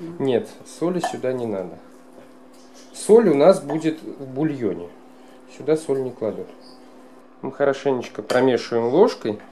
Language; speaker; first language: Russian; non-native, local second language; Kara-Kalpak